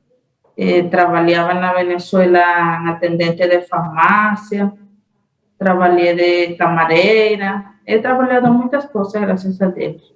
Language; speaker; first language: Portuguese; non-native, learner; Spanish